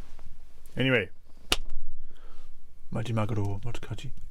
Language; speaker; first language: Korean; non-native, fluent; English